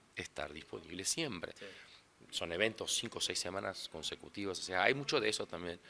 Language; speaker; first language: Spanish; non-native, fluent; Portuguese